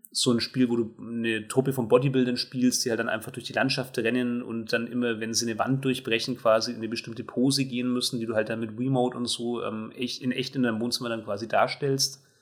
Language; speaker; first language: German; native; German